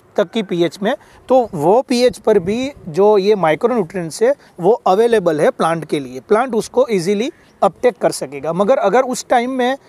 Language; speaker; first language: Hindi; non-native, local second language; Gujarati